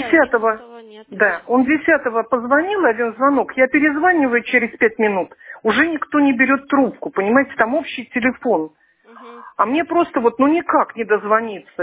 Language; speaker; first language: Russian; native; Russian